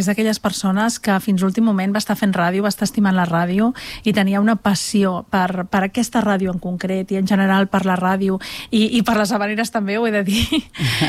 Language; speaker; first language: Catalan; native; Catalan